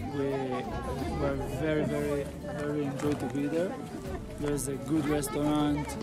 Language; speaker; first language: English; non-native, fluent; Hebrew